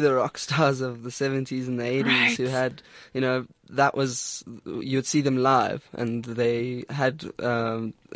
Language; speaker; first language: English; native; English